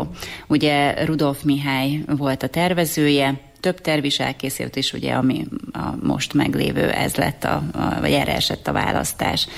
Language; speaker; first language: Hungarian; native; Hungarian